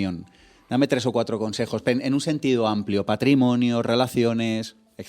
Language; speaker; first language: Spanish; native; Spanish